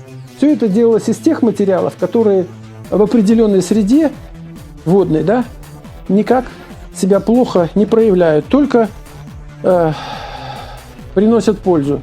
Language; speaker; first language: Russian; native; Russian